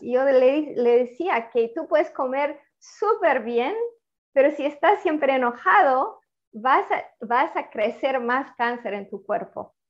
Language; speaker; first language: Spanish; non-native, fluent; Italian